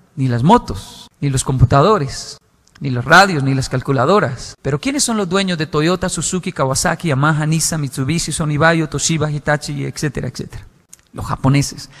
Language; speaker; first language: Spanish; non-native, fluent; Japanese